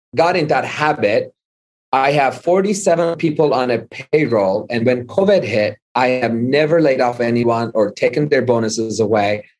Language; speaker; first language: English; non-native, fluent; Armenian